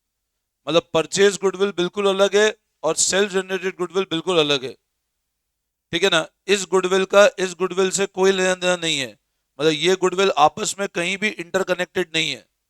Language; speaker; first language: Hindi; native; Hindi